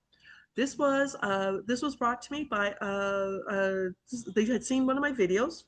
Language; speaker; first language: English; native; English